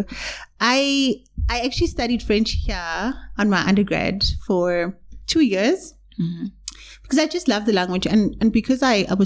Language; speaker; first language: English; non-native, local second language; Zulu